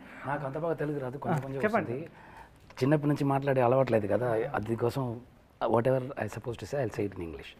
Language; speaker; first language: Telugu; non-native, local second language; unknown